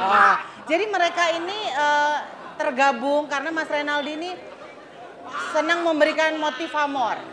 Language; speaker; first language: Indonesian; native; Indonesian